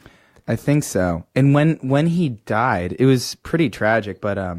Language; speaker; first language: English; native; English